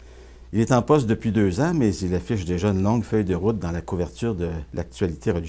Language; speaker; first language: French; native; French